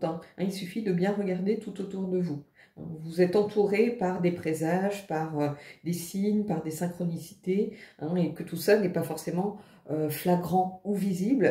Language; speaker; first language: French; native; French